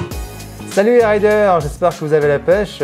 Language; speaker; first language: French; native; French